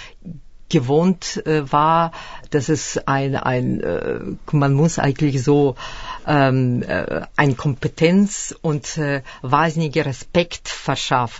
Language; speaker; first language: German; early bilingual, other home language; Russian